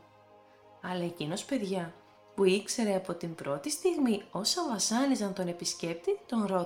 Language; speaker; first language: Greek; native; Greek